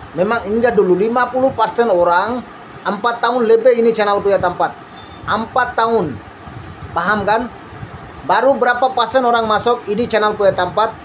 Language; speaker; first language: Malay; non-native, learner; Bangla